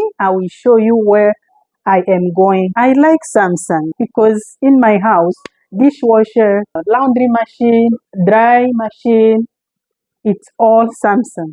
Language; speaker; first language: English; non-native, fluent; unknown